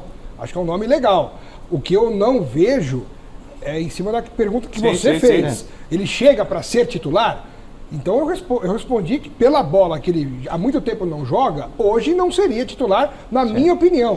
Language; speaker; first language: Portuguese; native; Portuguese